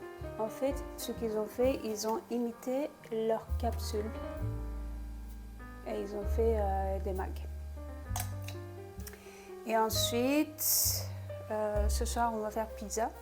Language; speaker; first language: French; non-native, fluent; Turkish